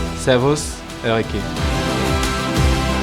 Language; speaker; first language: German; non-native, learner; French